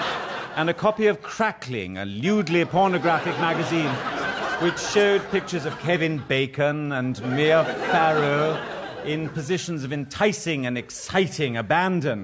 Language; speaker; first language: English; native; English